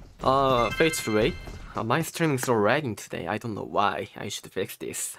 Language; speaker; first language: English; non-native, learner; Korean